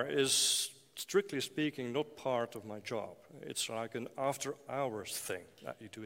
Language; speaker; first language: English; non-native, fluent; Dutch